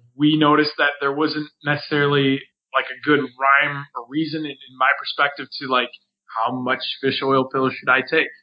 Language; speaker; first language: English; native; English